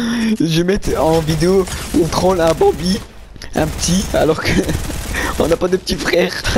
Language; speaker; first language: French; native; French